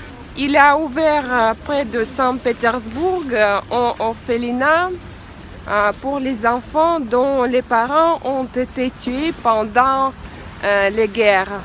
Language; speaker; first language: French; non-native, fluent; Russian